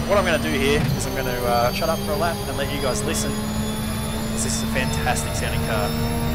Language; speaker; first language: English; native; English